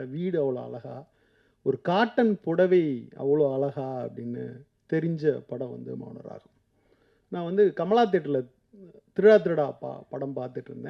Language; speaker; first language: Tamil; native; Tamil